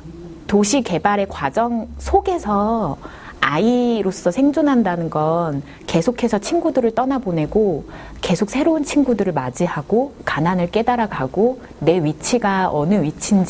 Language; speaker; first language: Korean; native; Korean